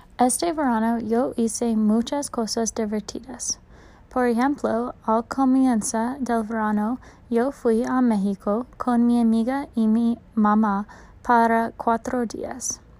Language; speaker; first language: Spanish; non-native, learner; English